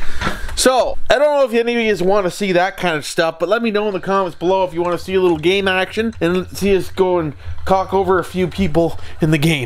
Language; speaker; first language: English; native; English